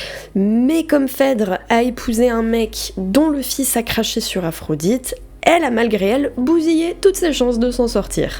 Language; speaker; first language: French; native; French